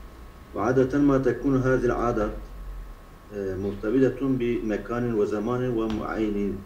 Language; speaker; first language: Arabic; non-native, learner; Turkish